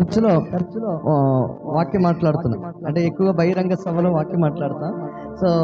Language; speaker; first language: Telugu; non-native, local second language; Malayalam